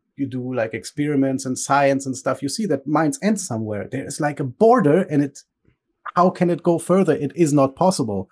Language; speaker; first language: English; early bilingual, other home language; Bulgarian